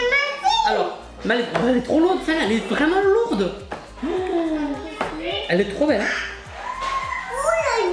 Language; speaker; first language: French; native; French